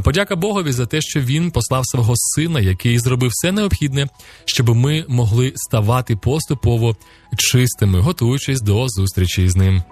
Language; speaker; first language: Ukrainian; native; Ukrainian